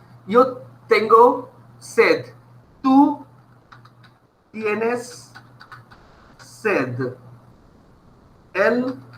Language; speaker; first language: Spanish; non-native, fluent; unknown